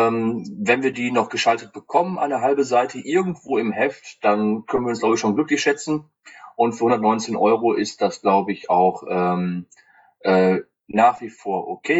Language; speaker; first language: German; native; German